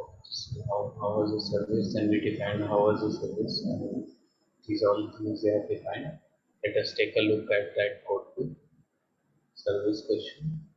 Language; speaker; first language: English; non-native, fluent; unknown